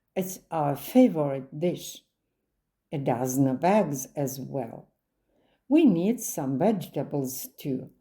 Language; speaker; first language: English; non-native, fluent; Ukrainian